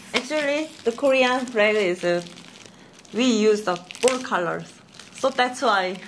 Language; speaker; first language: English; non-native, learner; Korean